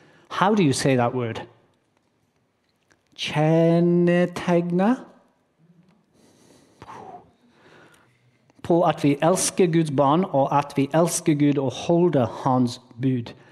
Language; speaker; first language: Norwegian; non-native, learner; English